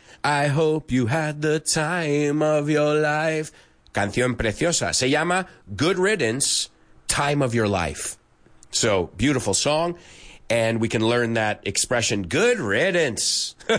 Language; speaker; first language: English; early bilingual, other home language; Spanish